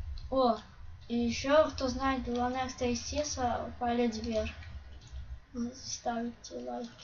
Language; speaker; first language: Russian; non-native, local second language; Ukrainian